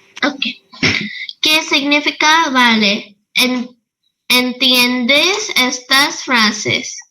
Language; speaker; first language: Spanish; non-native, learner; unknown